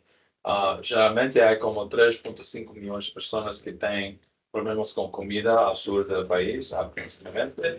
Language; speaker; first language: Portuguese; non-native, learner; Spanish